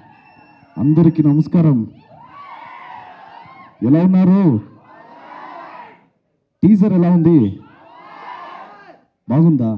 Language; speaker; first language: Telugu; non-native, learner; Kannada